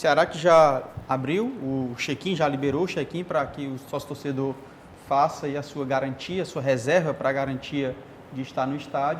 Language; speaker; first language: Portuguese; native; Portuguese